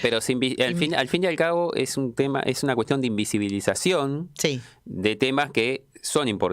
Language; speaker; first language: Spanish; native; Spanish